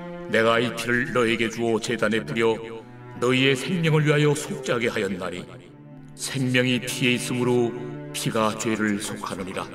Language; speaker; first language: Korean; native; Korean